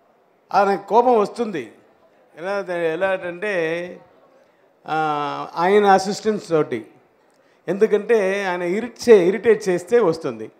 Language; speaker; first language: Telugu; non-native, fluent; Tamil